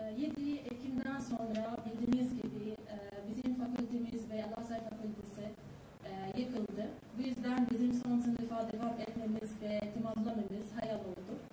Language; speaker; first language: Turkish; non-native, learner; Arabic